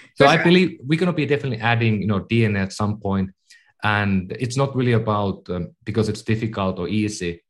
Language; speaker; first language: English; non-native, fluent; Finnish